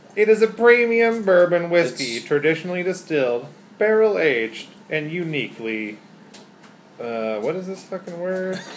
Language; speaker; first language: English; native; English